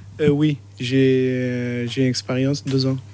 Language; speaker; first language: French; non-native, learner; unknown